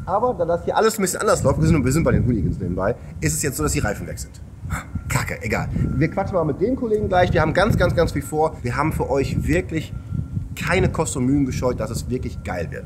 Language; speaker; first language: German; native; German